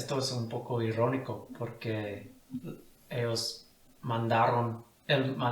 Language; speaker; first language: Spanish; non-native, fluent; English